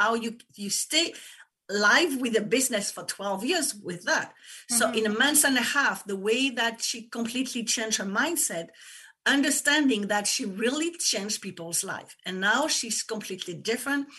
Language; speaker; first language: English; non-native, fluent; French